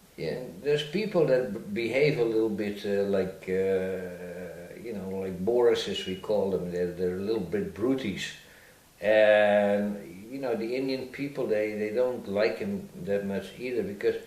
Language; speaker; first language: English; non-native, fluent; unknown